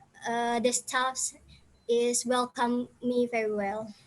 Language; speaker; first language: English; non-native, fluent; Indonesian